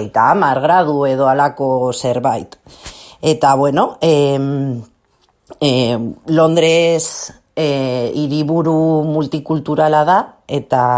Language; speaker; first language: Basque; non-native, local second language; Spanish